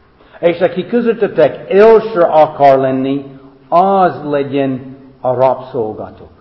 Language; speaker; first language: Hungarian; non-native, fluent; English